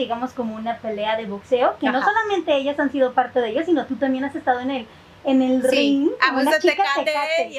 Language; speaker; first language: Spanish; native; Spanish